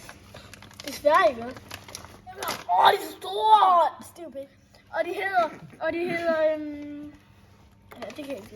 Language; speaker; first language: Danish; native; Danish